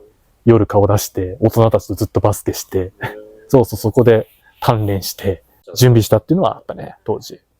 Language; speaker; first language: Japanese; native; Japanese